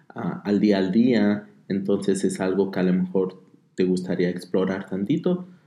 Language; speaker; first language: Spanish; early bilingual, heritage; Spanish